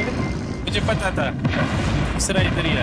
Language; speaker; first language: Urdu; non-native, local second language; Pashto